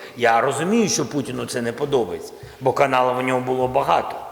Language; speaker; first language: Ukrainian; non-native, local second language; Russian